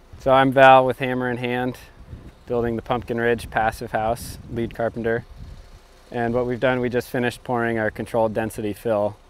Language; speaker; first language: English; native; English